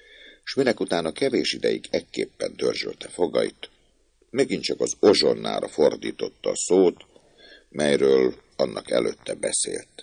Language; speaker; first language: Hungarian; native; Hungarian